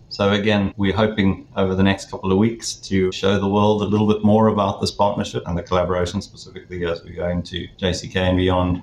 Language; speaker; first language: English; native; English